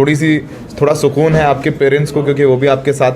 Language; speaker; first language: Hindi; native; Hindi